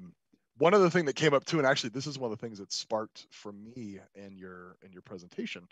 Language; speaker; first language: English; native; English